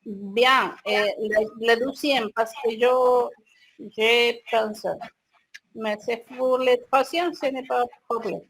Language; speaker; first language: French; non-native, learner; Spanish